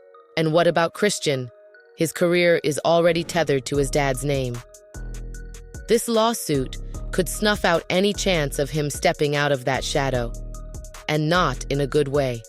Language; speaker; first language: English; native; English